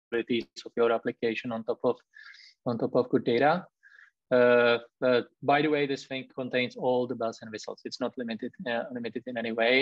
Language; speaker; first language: English; non-native, fluent; Czech